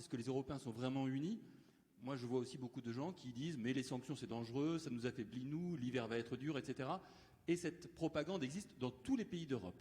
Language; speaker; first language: French; native; French